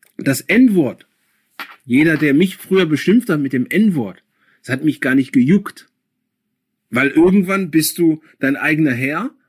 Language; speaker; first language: German; early bilingual, other home language; Akan